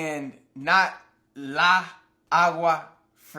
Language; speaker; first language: Spanish; non-native, learner; English